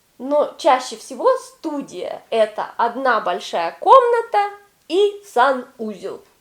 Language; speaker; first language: Russian; native; Russian